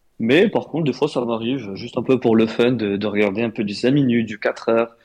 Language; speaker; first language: French; non-native, local second language; Arabic